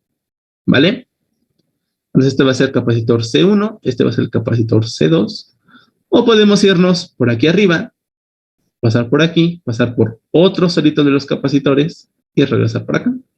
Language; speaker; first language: Spanish; native; Spanish